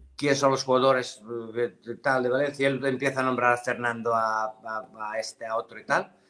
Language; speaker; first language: Spanish; non-native, fluent; Serbian